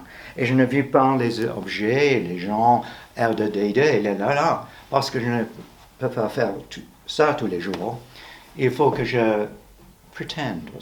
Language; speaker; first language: French; non-native, learner; English